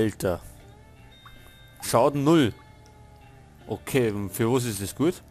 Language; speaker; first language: German; native; German